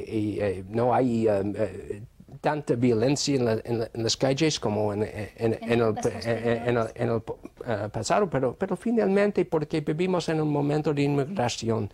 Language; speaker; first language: Spanish; non-native, fluent; English